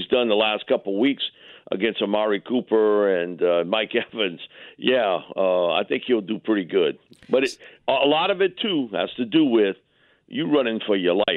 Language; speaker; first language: English; native; English